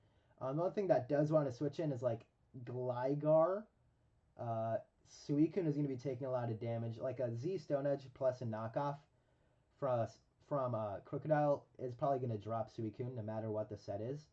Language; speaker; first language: English; native; English